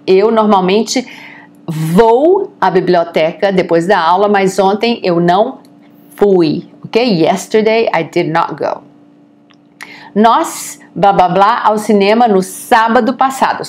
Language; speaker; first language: Portuguese; native; Portuguese